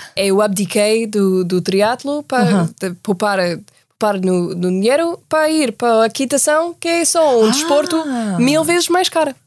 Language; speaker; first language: Portuguese; non-native, fluent; English